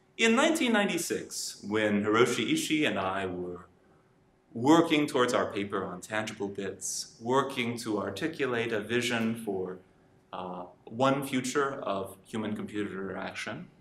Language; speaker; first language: English; native; English